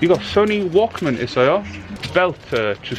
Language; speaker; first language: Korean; non-native, learner; English